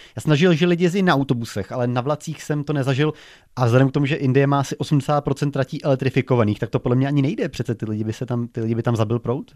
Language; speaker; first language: Czech; native; Czech